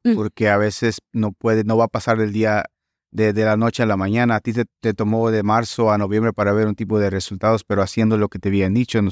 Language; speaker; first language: Spanish; native; Spanish